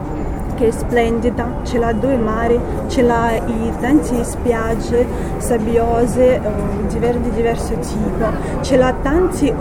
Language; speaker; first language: Italian; non-native, fluent; Russian